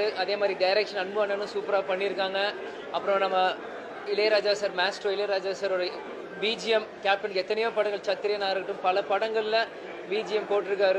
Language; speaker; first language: Tamil; native; Tamil